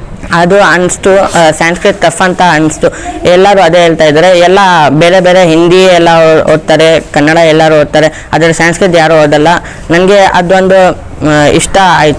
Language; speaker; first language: Kannada; non-native, local second language; Urdu